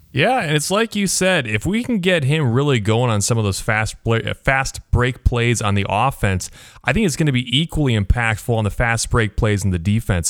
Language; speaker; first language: English; native; English